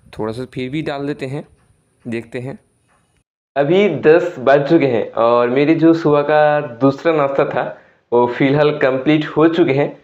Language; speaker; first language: Hindi; non-native, local second language; Bangla